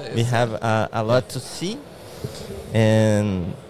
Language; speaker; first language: English; non-native, learner; Portuguese